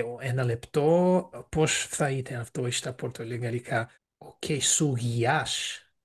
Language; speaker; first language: Greek; non-native, fluent; Portuguese